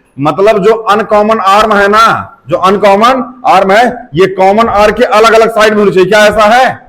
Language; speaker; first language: Hindi; native; Hindi